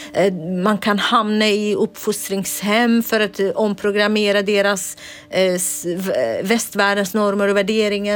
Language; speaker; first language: Swedish; non-native, fluent; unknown